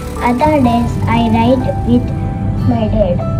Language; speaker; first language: English; non-native, learner; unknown